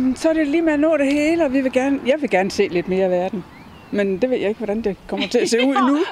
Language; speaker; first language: Danish; native; Danish